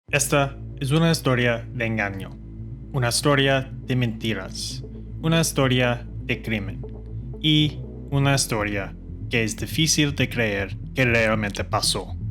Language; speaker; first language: Spanish; non-native, fluent; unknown